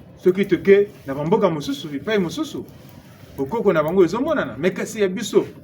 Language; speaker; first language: Lingala; non-native, local second language; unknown